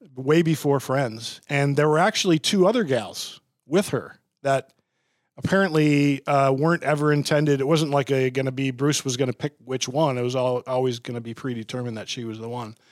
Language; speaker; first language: English; native; English